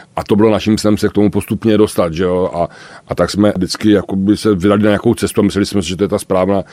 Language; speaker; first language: Czech; native; Czech